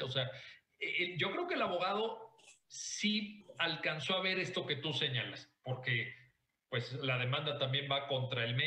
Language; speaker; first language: Spanish; native; Spanish